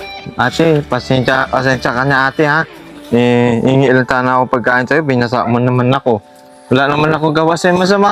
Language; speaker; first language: Filipino; non-native, learner; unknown